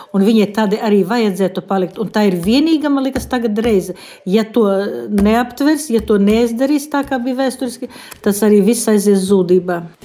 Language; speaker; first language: Latvian; native; Latvian